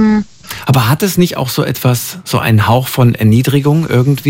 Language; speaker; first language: German; native; German